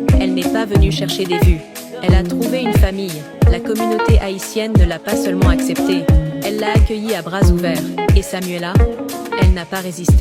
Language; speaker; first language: French; non-native, local second language; Haitian Creole